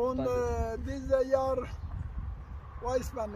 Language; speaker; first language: German; non-native, learner; Turkish